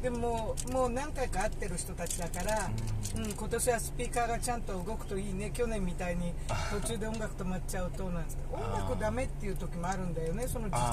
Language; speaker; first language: Japanese; native; Japanese